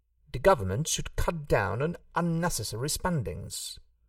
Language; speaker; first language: English; non-native, fluent; Hungarian